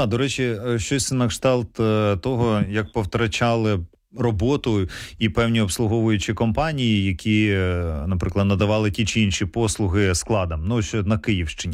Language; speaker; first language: Ukrainian; native; Ukrainian